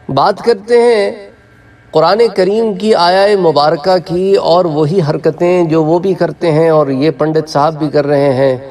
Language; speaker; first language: Urdu; non-native, local second language; Punjabi